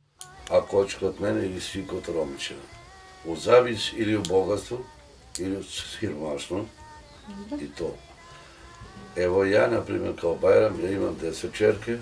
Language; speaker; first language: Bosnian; non-native, local second language; Romany